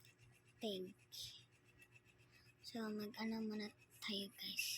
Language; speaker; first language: Filipino; non-native, local second language; Cebuano